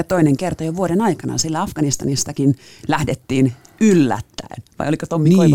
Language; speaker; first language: Finnish; native; Finnish